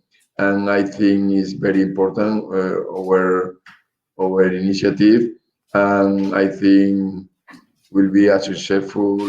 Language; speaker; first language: English; non-native, learner; Spanish